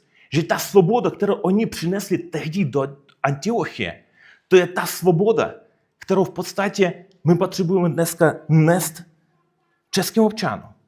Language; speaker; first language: Czech; non-native, fluent; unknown